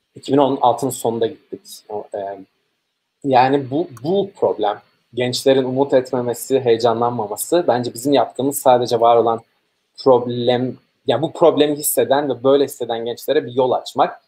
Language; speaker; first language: Turkish; native; Turkish